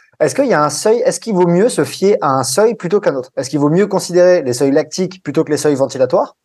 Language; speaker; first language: French; native; French